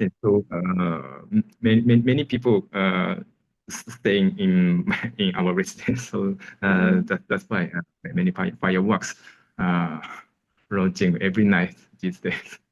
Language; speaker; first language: English; non-native, learner; Japanese